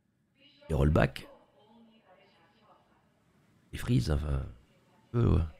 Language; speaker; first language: French; native; French